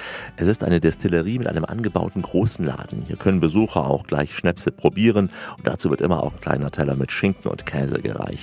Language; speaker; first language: German; native; German